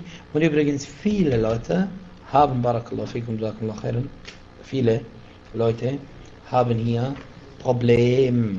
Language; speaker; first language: German; non-native, fluent; Arabic